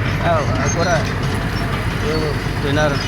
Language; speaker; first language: Portuguese; non-native, learner; Filipino